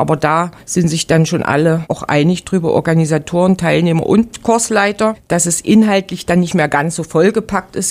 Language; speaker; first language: German; native; German